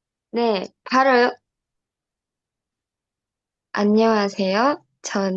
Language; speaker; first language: Korean; non-native, learner; Indonesian